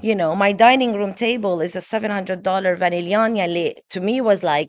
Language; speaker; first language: English; early bilingual, other home language; Arabic